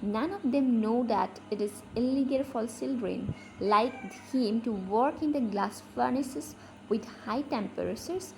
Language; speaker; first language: English; non-native, local second language; Assamese